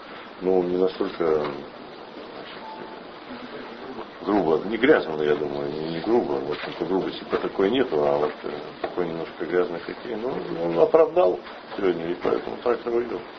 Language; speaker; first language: Russian; native; Russian